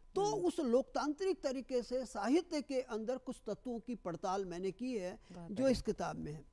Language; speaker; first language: Hindi; native; Hindi